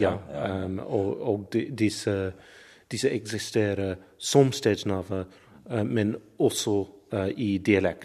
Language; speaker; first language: Norwegian; non-native, learner; English